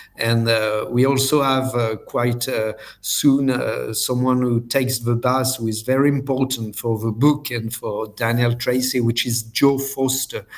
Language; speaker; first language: English; non-native, fluent; French